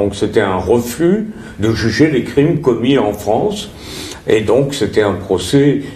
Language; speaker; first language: French; early bilingual, other home language; Russian